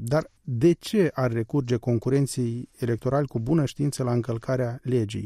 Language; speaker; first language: Romanian; native; Romanian